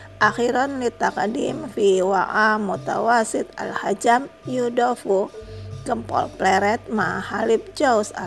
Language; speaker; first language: Arabic; non-native, fluent; Indonesian